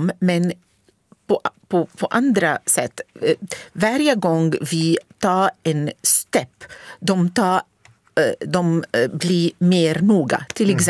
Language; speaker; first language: Swedish; non-native, fluent; Arabic